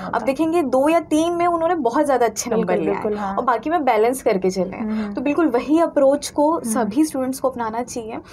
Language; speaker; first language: Hindi; native; Hindi